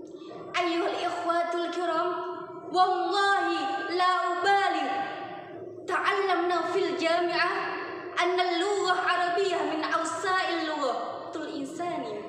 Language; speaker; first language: Arabic; non-native, fluent; Indonesian